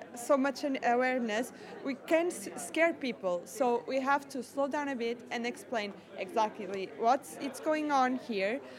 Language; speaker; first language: English; non-native, fluent; Portuguese